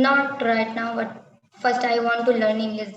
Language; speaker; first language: English; non-native, learner; Hindi